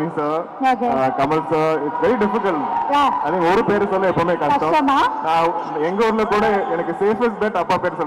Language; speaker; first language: Tamil; non-native, local second language; Malayalam